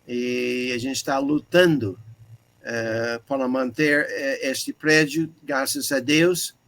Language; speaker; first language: Portuguese; non-native, fluent; English